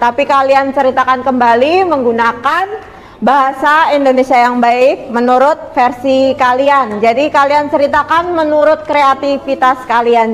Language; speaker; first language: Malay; non-native, local second language; Javanese